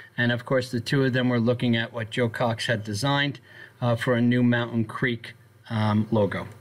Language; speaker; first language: English; native; English